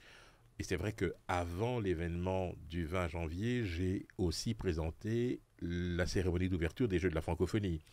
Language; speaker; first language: French; native; French